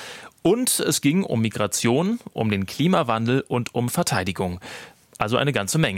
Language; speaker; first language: German; native; German